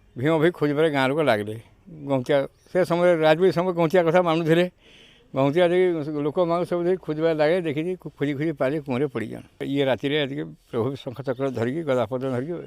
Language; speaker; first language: Odia; native; Odia